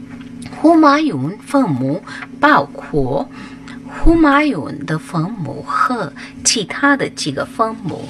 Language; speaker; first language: Chinese; non-native, fluent; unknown